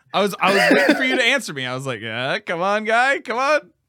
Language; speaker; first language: English; native; English